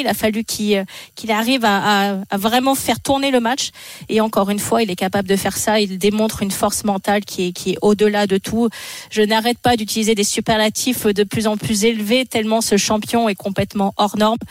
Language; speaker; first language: French; native; French